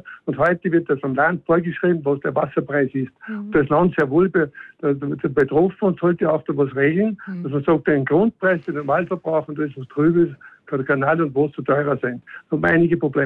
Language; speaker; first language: German; native; German